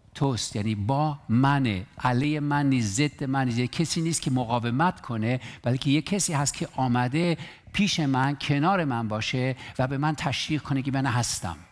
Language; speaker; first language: Persian; non-native, local second language; Armenian